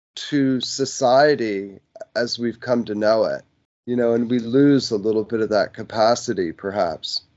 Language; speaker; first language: English; native; English